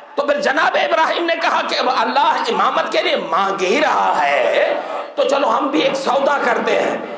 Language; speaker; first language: Urdu; non-native, local second language; Sindhi